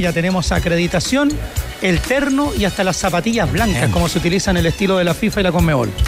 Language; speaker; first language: Spanish; native; Spanish